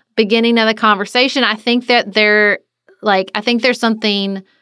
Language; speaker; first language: English; native; English